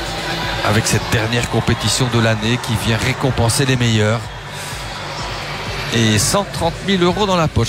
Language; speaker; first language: French; native; French